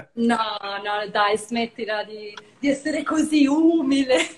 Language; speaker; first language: Italian; native; Italian